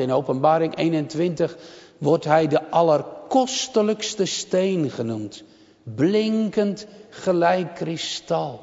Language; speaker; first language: Dutch; native; Dutch